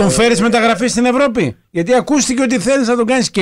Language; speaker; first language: Greek; native; Greek